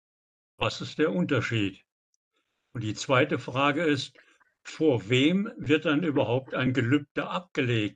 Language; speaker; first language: German; native; German